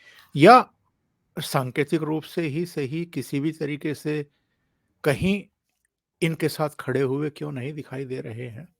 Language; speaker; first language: Hindi; native; Hindi